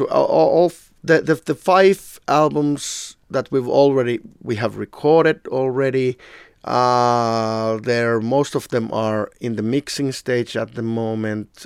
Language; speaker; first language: English; non-native, fluent; Finnish